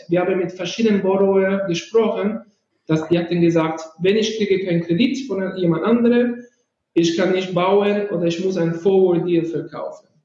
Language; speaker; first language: German; non-native, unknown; Italian